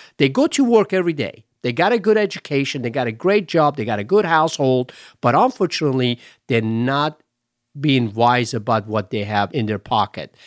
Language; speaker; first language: English; non-native, fluent; Persian